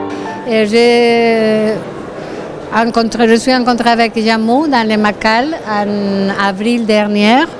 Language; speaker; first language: French; non-native, fluent; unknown